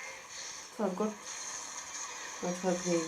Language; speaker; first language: Bulgarian; native; Bulgarian